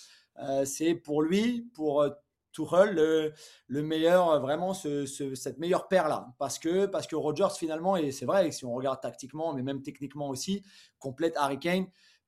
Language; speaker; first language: French; native; French